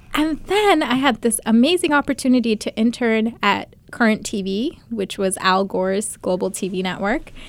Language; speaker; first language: English; early bilingual, other home language; Bangla